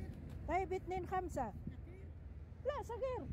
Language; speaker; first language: Arabic; non-native, learner; Filipino